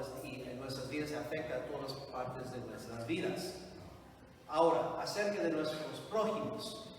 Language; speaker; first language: Spanish; non-native, fluent; English